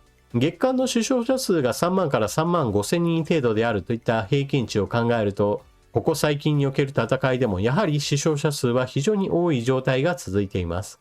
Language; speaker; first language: Japanese; native; Japanese